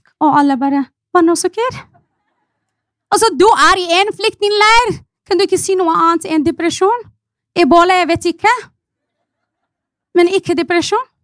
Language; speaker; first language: Norwegian; non-native, fluent; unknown